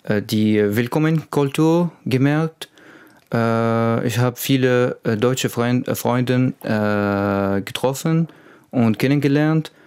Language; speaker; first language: German; non-native, learner; Arabic